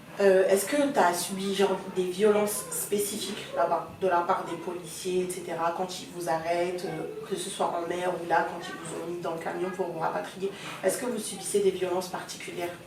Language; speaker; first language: French; early bilingual, other home language; Soninke